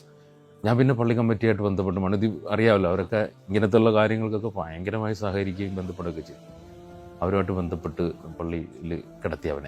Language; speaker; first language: Malayalam; native; Malayalam